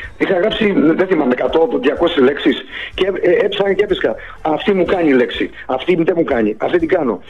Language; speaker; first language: Greek; early bilingual, heritage; Greek